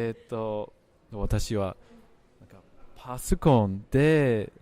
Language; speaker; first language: Japanese; non-native, fluent; English